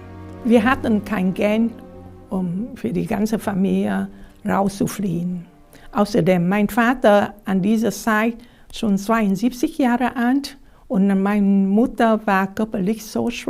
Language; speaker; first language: German; non-native, fluent; Vietnamese